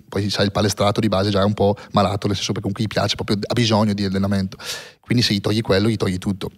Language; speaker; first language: Italian; native; Italian